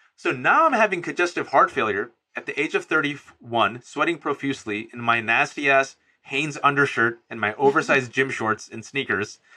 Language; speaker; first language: English; native; English